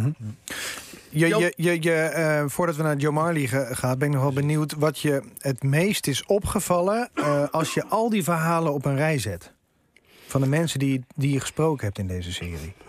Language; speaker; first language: Dutch; native; Dutch